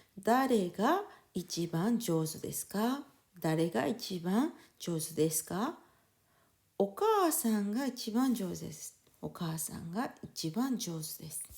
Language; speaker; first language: Japanese; non-native, fluent; French